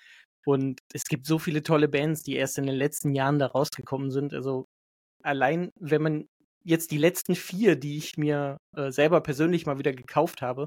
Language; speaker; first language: German; native; German